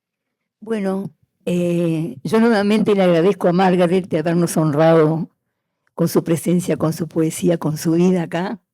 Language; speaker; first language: Spanish; native; Spanish